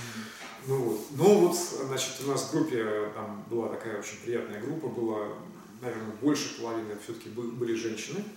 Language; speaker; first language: Russian; native; Russian